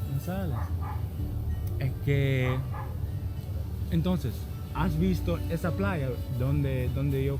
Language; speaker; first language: Spanish; non-native, learner; English